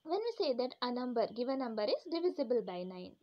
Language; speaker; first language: English; non-native, local second language; Kannada